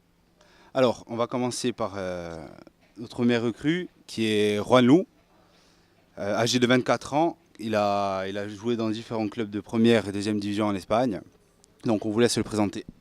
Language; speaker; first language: French; native; French